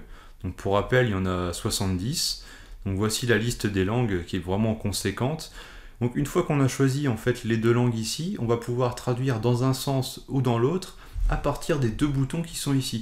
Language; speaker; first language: French; native; French